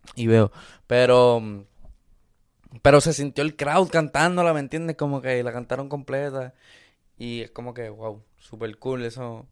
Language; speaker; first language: Spanish; early bilingual, other home language; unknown